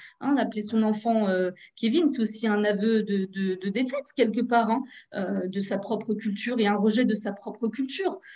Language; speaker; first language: French; early bilingual, other home language; Turkish